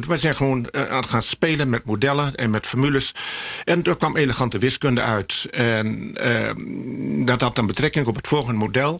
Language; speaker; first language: Dutch; native; Dutch